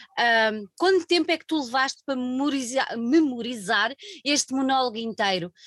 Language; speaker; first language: Portuguese; native; Portuguese